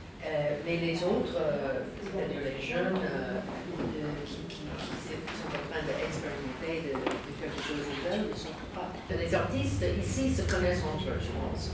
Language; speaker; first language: French; non-native, fluent; English